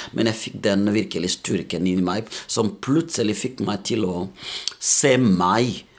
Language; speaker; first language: Norwegian; non-native, fluent; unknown